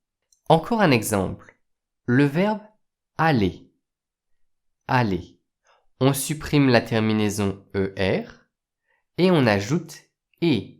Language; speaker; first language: French; native; French